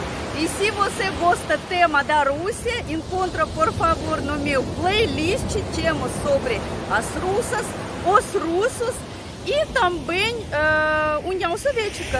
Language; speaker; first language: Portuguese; non-native, fluent; Russian